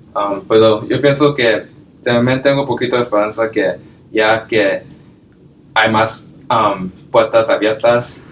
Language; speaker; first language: Spanish; non-native, learner; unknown